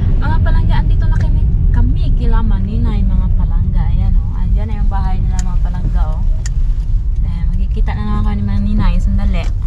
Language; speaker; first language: Filipino; non-native, local second language; Cebuano